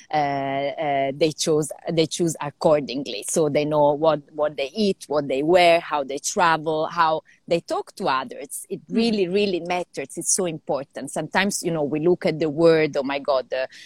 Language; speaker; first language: English; non-native, fluent; Italian